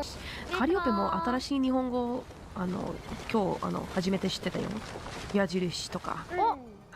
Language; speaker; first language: Japanese; non-native, learner; English